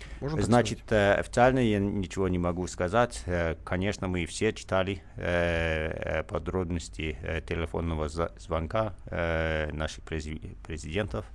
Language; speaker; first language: Russian; non-native, fluent; English